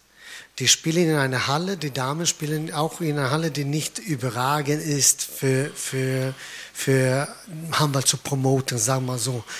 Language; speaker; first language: German; non-native, fluent; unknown